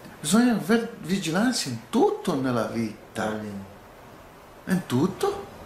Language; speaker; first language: Italian; non-native, learner; Portuguese